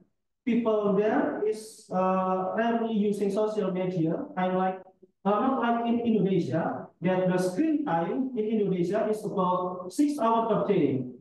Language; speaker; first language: English; non-native, fluent; Indonesian